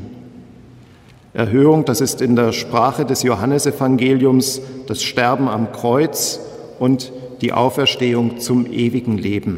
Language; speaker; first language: German; native; German